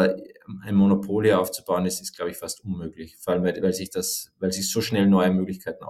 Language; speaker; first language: German; native; German